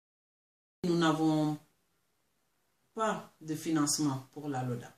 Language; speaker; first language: French; non-native, local second language; Mandingo